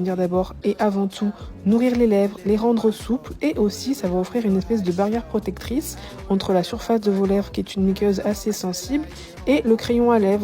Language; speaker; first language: French; native; French